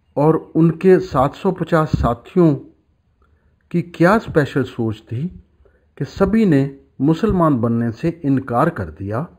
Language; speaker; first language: Hindi; non-native, local second language; Punjabi